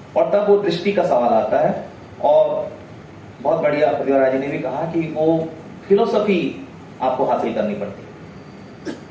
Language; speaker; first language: Hindi; non-native, local second language; Odia